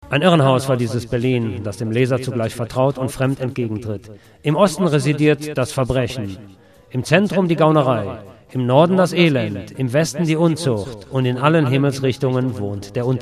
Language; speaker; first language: German; native; German